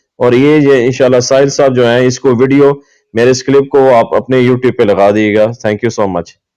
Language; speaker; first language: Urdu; non-native, local second language; Punjabi